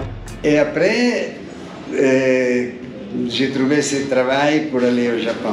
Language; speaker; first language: French; non-native, fluent; Italian